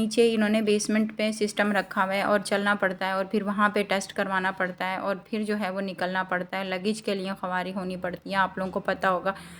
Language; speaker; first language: Urdu; native; Urdu